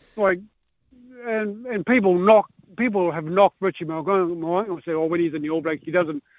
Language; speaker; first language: English; native; English